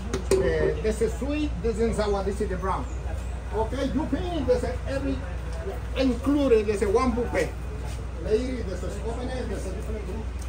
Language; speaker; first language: English; non-native, learner; Spanish